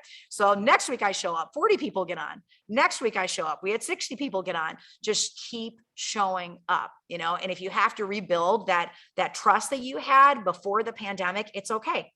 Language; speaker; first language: English; native; English